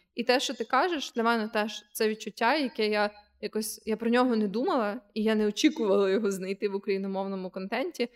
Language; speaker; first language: Ukrainian; non-native, local second language; Russian